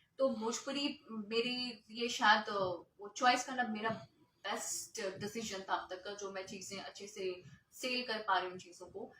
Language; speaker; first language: Hindi; native; Hindi